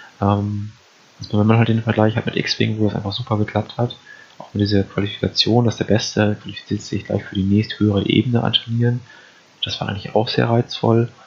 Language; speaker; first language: German; native; German